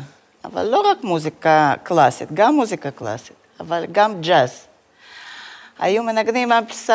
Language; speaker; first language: Hebrew; non-native, fluent; Russian